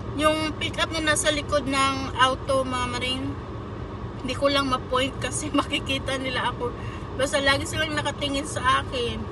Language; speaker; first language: Filipino; native; Filipino